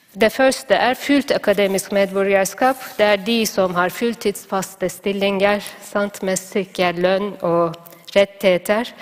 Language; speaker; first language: Norwegian; non-native, fluent; Turkish